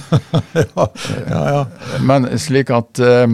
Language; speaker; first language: Norwegian; native; Norwegian